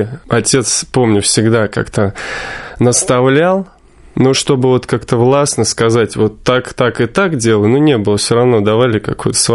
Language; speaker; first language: Russian; native; Russian